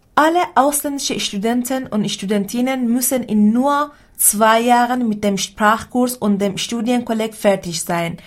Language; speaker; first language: German; non-native, fluent; Persian